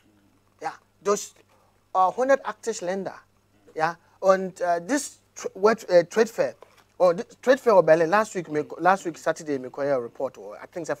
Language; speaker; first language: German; non-native, learner; Akan